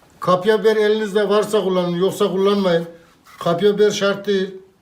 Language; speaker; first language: Turkish; native; Turkish